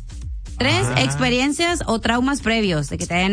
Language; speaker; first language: Spanish; native; Spanish